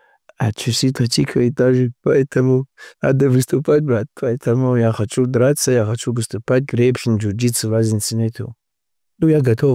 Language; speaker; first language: Russian; non-native, local second language; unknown